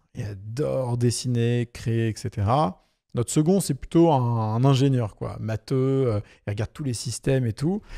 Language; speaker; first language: French; native; French